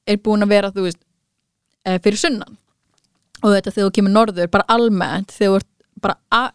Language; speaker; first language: Icelandic; non-native, fluent; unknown